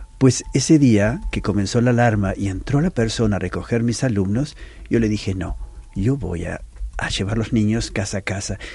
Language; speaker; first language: Spanish; native; Spanish